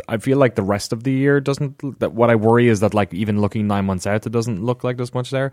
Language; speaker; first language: English; native; English